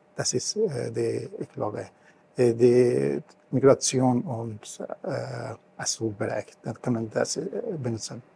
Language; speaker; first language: German; non-native, learner; Persian